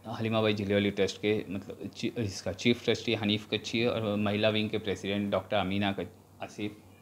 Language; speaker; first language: Hindi; non-native, local second language; Marathi